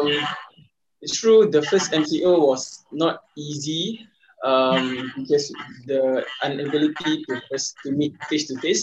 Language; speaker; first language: English; non-native, local second language; Malay